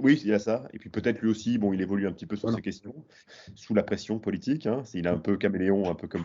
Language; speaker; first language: French; native; French